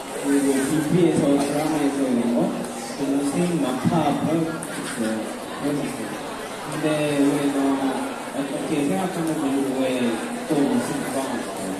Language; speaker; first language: Korean; non-native, learner; Indonesian